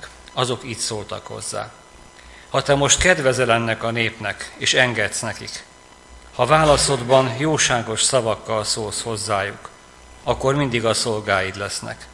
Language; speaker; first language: Hungarian; native; Hungarian